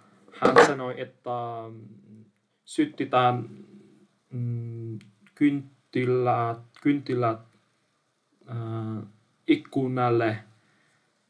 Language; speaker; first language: Finnish; non-native, learner; Vietnamese